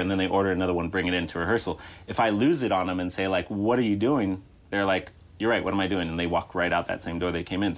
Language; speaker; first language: English; native; English